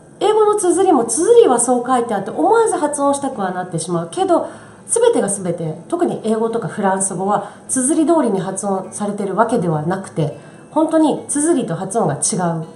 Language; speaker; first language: Japanese; native; Japanese